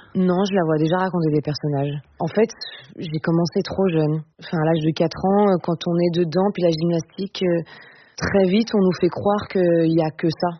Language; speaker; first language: French; native; French